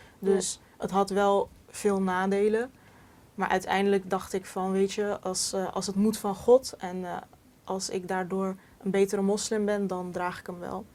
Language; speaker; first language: Dutch; early bilingual, other home language; Turkish